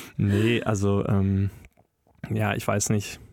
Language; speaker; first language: German; native; German